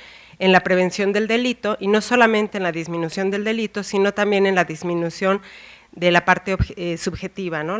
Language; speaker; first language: Spanish; native; Spanish